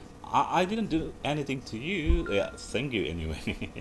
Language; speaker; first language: English; non-native, fluent; Indonesian